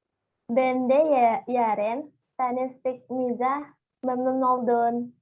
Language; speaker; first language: Turkish; non-native, learner; Indonesian